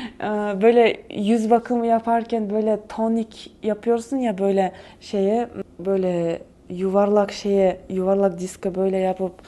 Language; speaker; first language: Turkish; non-native, fluent; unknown